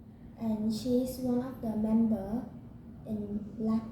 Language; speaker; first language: English; non-native, learner; Vietnamese